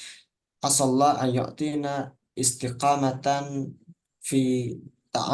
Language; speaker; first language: Arabic; non-native, fluent; Indonesian